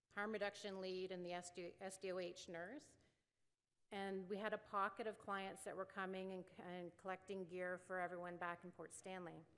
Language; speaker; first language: English; native; English